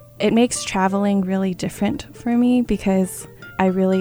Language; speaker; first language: English; early bilingual, other home language; Chinese